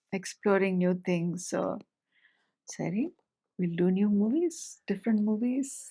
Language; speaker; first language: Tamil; non-native, local second language; English